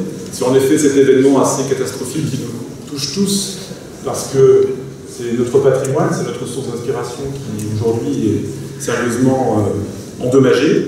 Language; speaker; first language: French; native; French